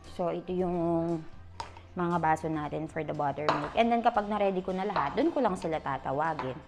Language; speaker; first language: Filipino; native; Filipino